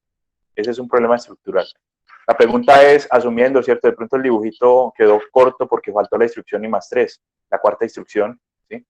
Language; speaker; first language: Spanish; native; Spanish